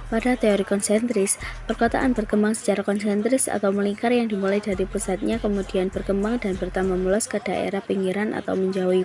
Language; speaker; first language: Indonesian; native; Indonesian